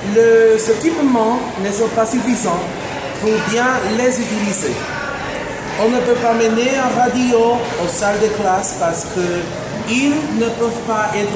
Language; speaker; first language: French; non-native, fluent; Spanish